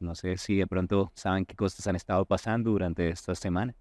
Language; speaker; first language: Spanish; native; Spanish